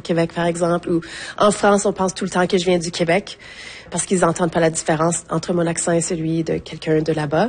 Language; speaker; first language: French; native; French